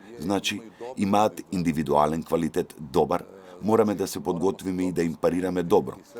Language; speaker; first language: Macedonian; native; Macedonian